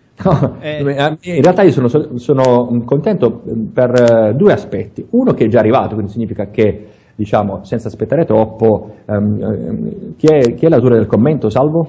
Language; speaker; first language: Italian; native; Italian